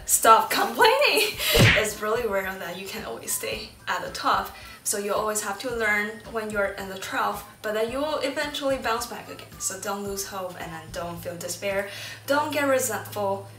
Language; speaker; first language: English; early bilingual, other home language; Chinese